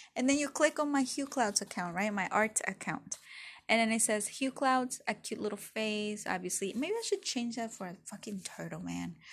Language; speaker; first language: English; early bilingual, other home language; Spanish